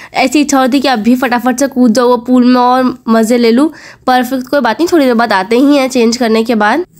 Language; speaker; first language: Hindi; native; Hindi